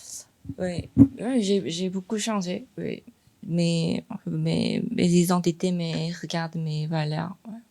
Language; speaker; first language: French; non-native, fluent; Korean